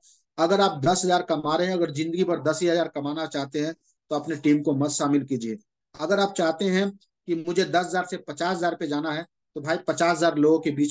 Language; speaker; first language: Hindi; native; Hindi